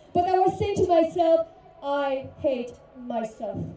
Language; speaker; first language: English; native; English